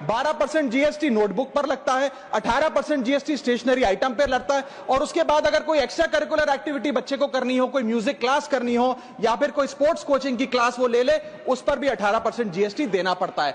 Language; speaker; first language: Hindi; native; Hindi